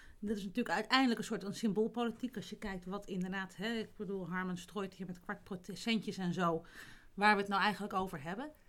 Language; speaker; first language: Dutch; native; Dutch